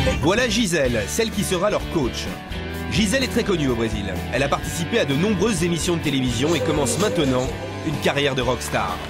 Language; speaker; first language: French; native; French